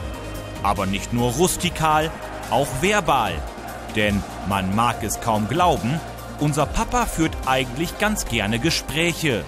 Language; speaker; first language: German; native; German